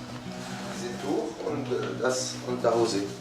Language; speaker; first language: German; non-native, learner; Arabic